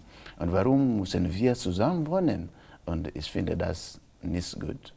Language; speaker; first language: German; non-native, local second language; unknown